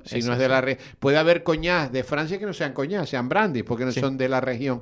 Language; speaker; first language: Spanish; native; Spanish